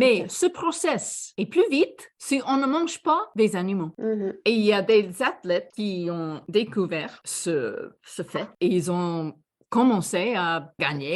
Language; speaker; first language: French; non-native, fluent; English